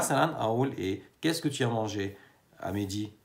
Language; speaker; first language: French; non-native, fluent; Arabic